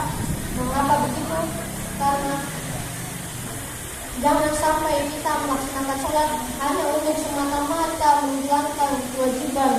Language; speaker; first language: Indonesian; native; Indonesian